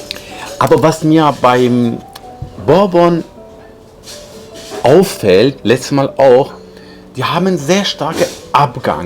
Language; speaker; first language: German; non-native, fluent; Persian